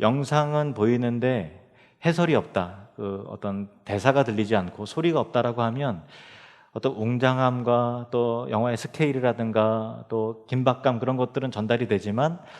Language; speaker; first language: Korean; native; Korean